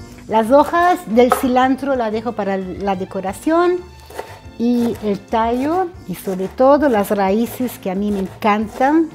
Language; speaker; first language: Spanish; non-native, fluent; Portuguese